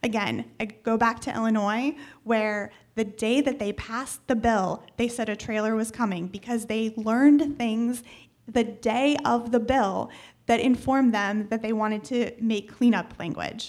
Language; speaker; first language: English; native; English